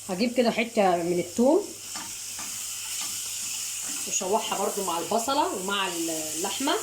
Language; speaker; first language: Arabic; native; Arabic